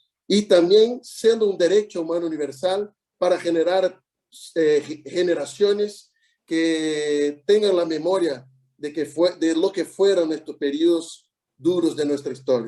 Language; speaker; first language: Spanish; non-native, fluent; Portuguese